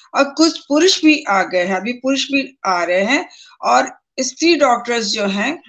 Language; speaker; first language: Hindi; native; Hindi